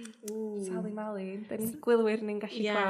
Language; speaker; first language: Welsh; native; Welsh